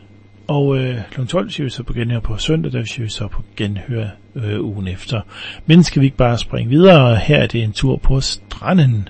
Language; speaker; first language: Danish; native; Danish